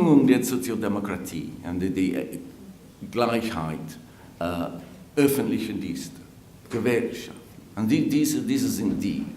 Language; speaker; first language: German; non-native, fluent; English